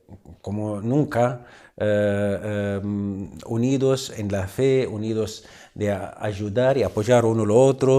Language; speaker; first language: Spanish; non-native, fluent; Arabic